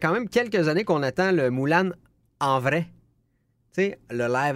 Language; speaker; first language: French; native; French